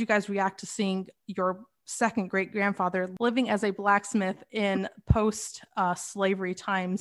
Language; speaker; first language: English; native; English